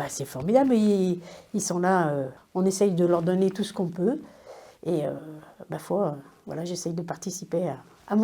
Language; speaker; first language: French; native; French